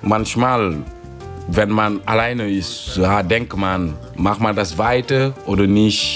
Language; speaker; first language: German; non-native, fluent; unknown